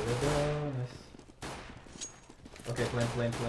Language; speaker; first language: English; non-native, learner; Portuguese